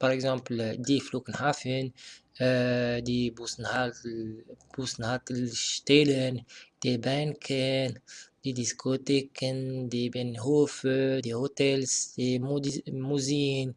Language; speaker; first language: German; non-native, fluent; Arabic